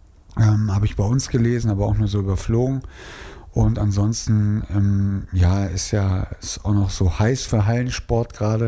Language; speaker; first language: German; native; German